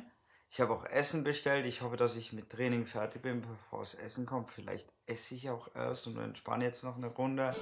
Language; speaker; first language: German; native; German